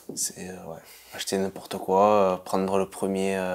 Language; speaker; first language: French; native; French